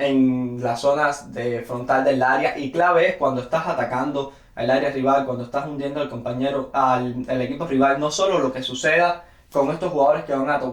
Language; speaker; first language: Spanish; native; Spanish